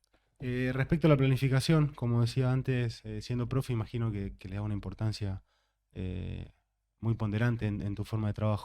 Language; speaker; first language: Spanish; native; Spanish